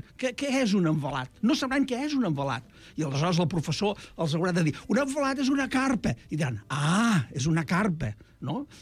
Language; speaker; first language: Catalan; native; Catalan